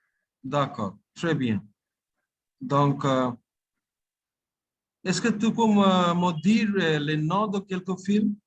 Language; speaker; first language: French; non-native, fluent; Bangla